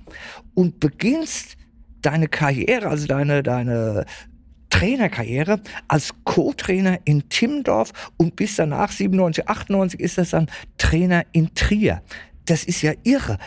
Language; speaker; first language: German; native; German